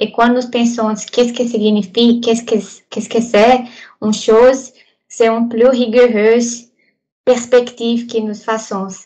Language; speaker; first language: French; non-native, learner; Portuguese